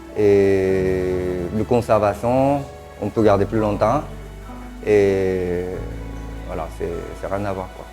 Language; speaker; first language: French; non-native, fluent; Japanese